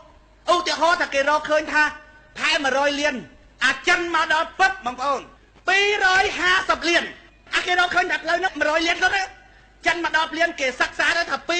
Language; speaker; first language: Khmer; native; Khmer